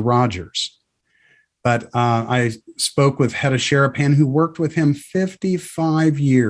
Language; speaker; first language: English; native; English